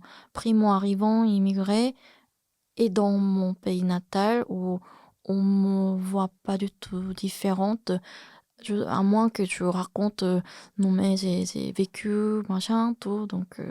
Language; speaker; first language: French; non-native, fluent; Korean